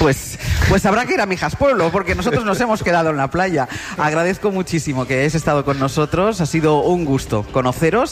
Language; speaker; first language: Spanish; native; Spanish